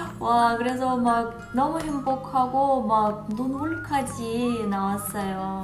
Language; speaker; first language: Korean; non-native, fluent; Russian